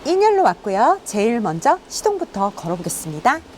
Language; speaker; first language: Korean; native; Korean